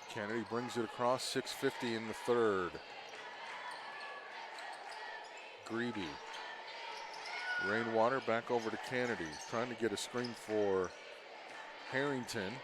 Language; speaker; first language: English; native; English